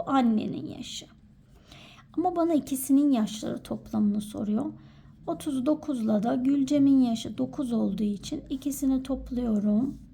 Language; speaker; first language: Turkish; native; Turkish